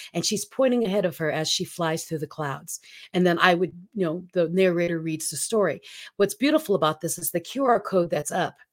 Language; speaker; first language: English; non-native, local second language; Filipino